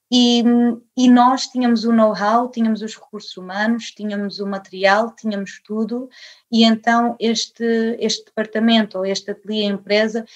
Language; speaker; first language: Portuguese; early bilingual, other home language; English